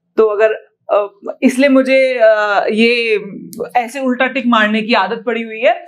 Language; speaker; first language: Hindi; native; Hindi